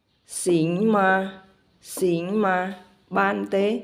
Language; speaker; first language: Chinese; non-native, fluent; Khmer